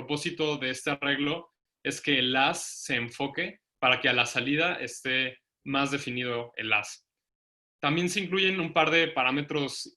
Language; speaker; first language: Spanish; native; Spanish